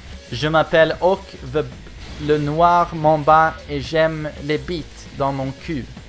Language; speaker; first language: French; non-native, learner; Swedish